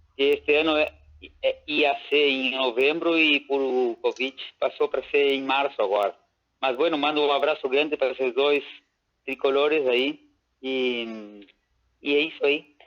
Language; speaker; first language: Portuguese; native; Portuguese